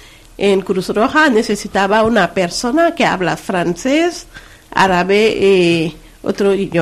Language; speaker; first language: Spanish; non-native, learner; Wolof